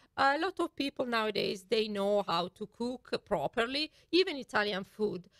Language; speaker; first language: English; non-native, fluent; Italian